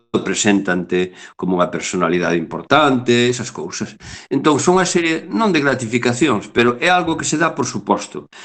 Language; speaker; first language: Galician; native; Galician